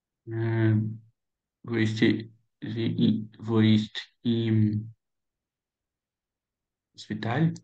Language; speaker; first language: German; non-native, learner; Portuguese